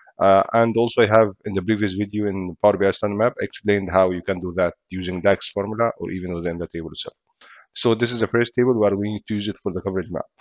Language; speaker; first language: English; non-native, fluent; Arabic